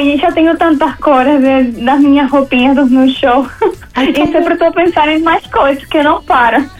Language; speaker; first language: Portuguese; early bilingual, heritage; Portuguese